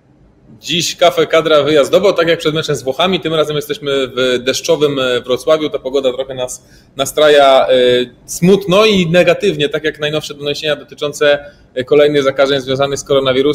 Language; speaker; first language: Polish; native; Polish